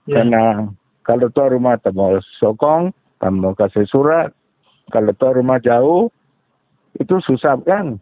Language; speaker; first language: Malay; non-native, local second language; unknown